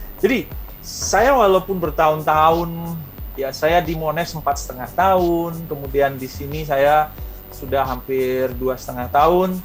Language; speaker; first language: Indonesian; native; Indonesian